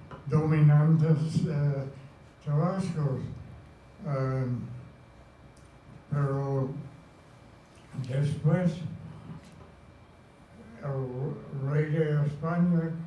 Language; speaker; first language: Spanish; non-native, fluent; English